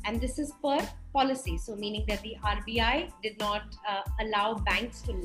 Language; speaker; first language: English; non-native, local second language; Hindi